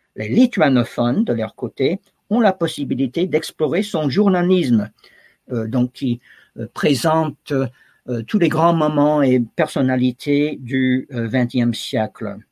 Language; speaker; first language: French; non-native, fluent; English